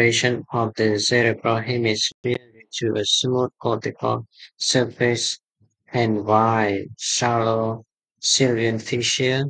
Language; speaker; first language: English; non-native, fluent; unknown